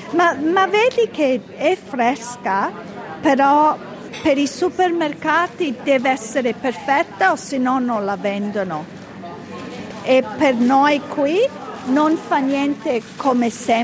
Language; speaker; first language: Italian; early bilingual, heritage; Italian